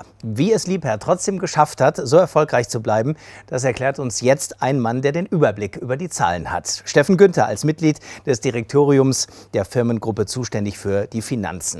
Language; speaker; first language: German; native; German